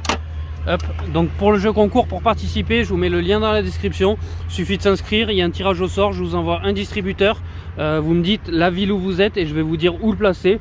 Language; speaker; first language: French; native; French